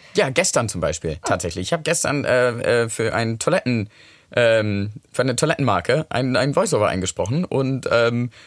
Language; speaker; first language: German; non-native, fluent; English